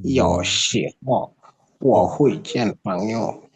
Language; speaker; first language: Chinese; non-native, learner; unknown